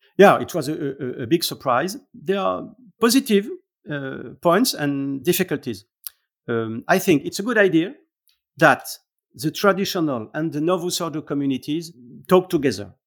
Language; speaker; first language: English; non-native, learner; French